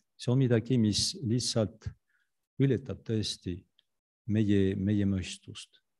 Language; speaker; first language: Estonian; non-native, fluent; French